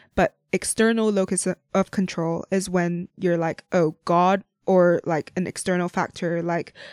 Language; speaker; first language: English; non-native, local second language; Cantonese